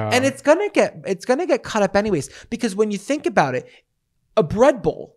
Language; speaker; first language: English; native; English